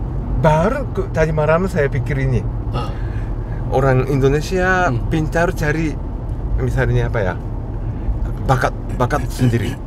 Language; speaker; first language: Indonesian; non-native, fluent; Japanese